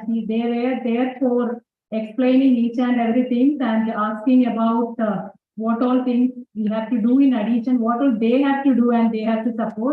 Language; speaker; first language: English; non-native, local second language; Malayalam